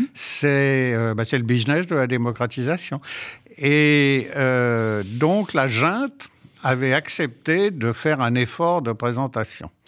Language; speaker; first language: French; native; French